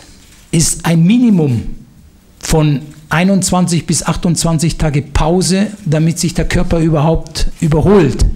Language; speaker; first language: German; non-native, fluent; Italian